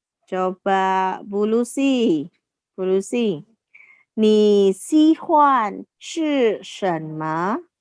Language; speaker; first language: Chinese; non-native, fluent; Indonesian